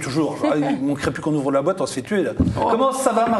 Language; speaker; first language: French; native; French